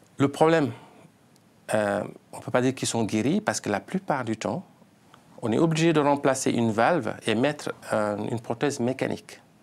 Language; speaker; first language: French; non-native, local second language; Fula